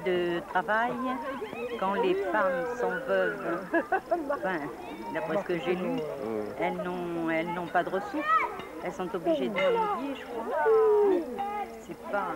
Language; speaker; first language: French; native; French